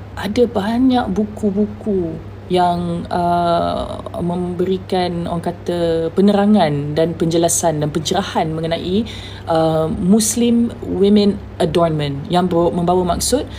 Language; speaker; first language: Malay; native; Malay